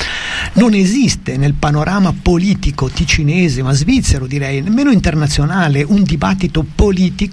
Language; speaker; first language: Italian; native; Italian